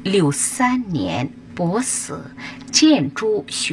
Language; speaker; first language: Chinese; non-native, fluent; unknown